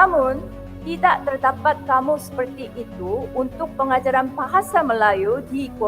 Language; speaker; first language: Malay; non-native, fluent; Korean